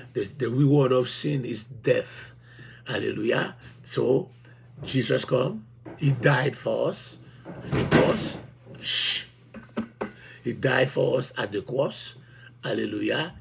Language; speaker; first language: English; non-native, fluent; Haitian Creole